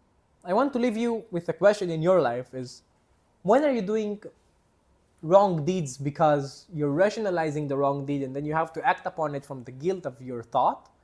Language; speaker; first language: English; non-native, fluent; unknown